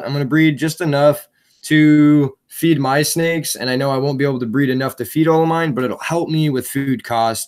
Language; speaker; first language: English; native; English